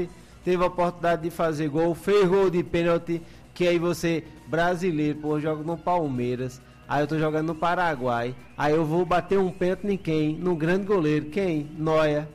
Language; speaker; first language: Portuguese; native; Portuguese